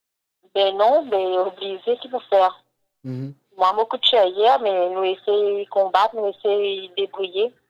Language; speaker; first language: French; non-native, local second language; Morisyen